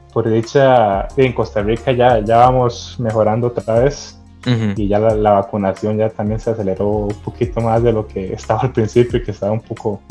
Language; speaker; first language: Spanish; native; Spanish